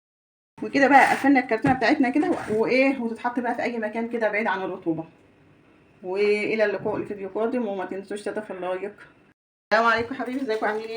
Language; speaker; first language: Arabic; native; Arabic